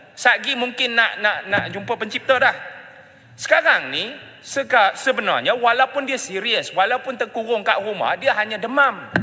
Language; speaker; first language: Malay; non-native, local second language; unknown